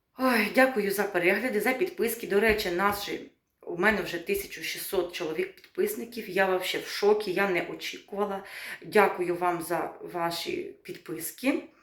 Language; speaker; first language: Ukrainian; native; Ukrainian